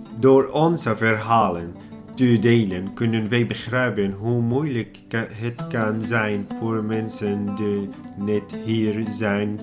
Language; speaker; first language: Dutch; non-native, learner; Arabic